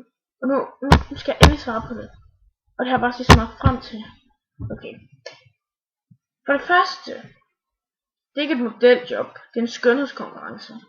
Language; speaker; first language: Danish; native; Danish